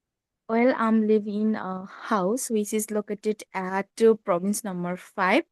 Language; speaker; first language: English; non-native, learner; Nepali